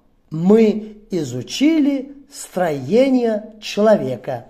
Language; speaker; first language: Russian; non-native, fluent; Uzbek